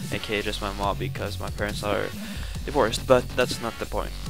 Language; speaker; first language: English; non-native, fluent; Swedish